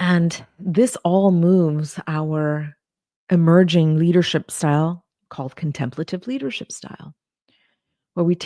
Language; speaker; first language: English; native; English